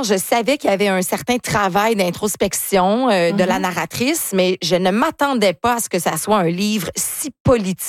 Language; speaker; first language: French; native; French